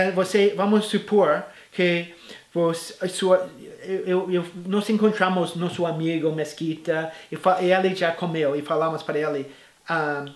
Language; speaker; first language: Portuguese; non-native, fluent; English